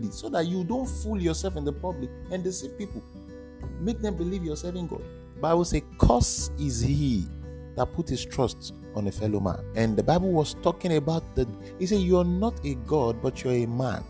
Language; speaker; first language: English; non-native, local second language; Bini